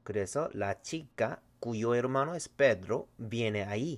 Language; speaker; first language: Spanish; non-native, fluent; Korean